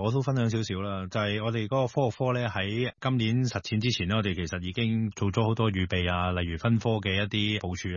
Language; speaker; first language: Cantonese; native; Cantonese